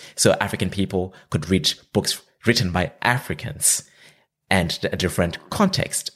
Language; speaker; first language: English; non-native, local second language; Shona